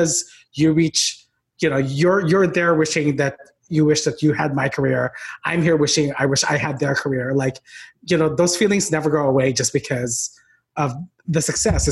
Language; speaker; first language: English; non-native, local second language; Filipino